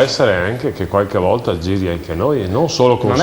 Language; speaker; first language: Italian; native; Italian